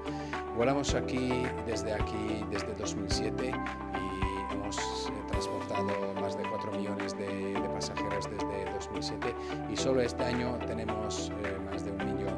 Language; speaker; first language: Spanish; non-native, fluent; Hungarian